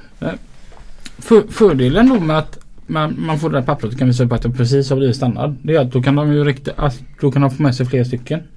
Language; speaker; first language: Swedish; native; Swedish